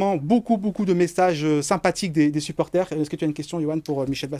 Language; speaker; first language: French; native; French